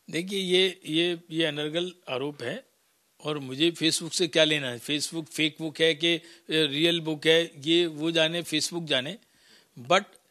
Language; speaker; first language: Hindi; native; Hindi